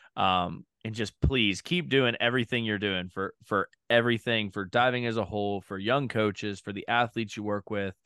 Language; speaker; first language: English; native; English